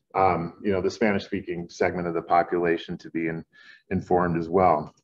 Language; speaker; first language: English; native; English